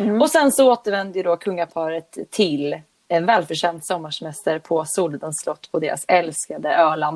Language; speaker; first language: Swedish; native; Swedish